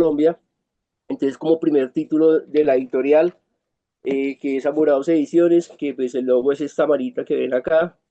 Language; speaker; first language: Spanish; native; Spanish